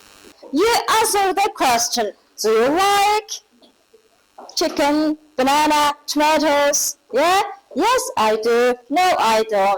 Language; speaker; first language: English; non-native, learner; Mongolian